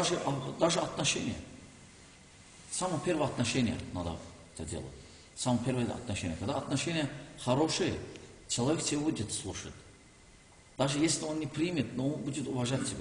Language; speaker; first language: Russian; non-native, learner; Azerbaijani